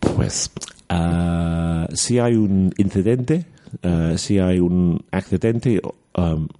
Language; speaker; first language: Spanish; non-native, learner; English